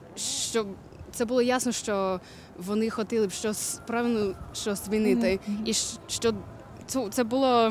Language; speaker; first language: Ukrainian; non-native, learner; English